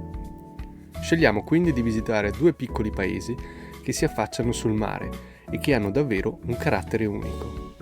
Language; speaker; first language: Italian; native; Italian